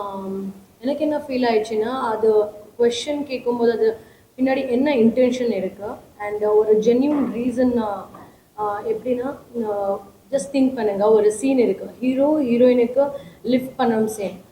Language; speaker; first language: Tamil; non-native, learner; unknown